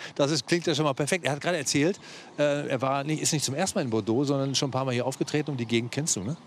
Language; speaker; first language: German; native; German